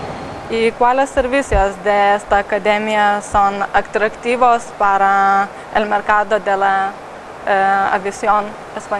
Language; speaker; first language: Spanish; non-native, learner; Lithuanian